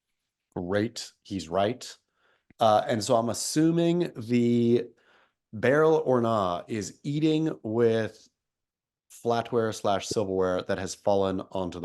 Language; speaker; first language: English; native; English